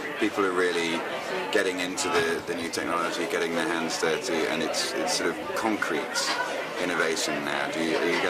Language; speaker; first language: English; native; English